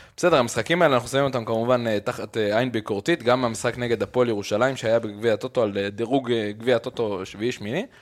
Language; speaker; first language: Hebrew; native; Hebrew